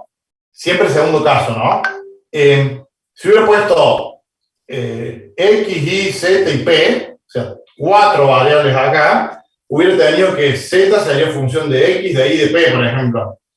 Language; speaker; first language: Spanish; native; Spanish